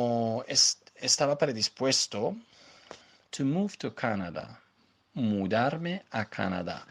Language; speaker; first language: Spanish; non-native, fluent; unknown